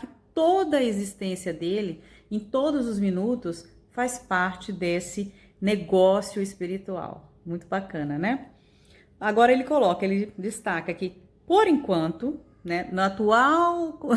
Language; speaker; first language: Portuguese; native; Portuguese